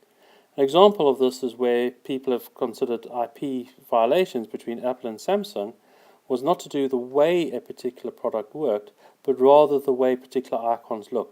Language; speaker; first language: English; native; English